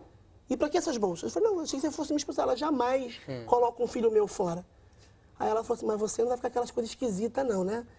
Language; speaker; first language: Portuguese; native; Portuguese